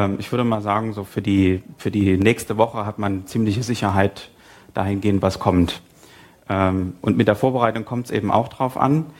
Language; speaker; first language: German; native; German